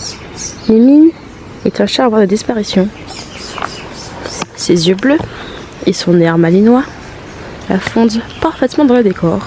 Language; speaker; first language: French; native; French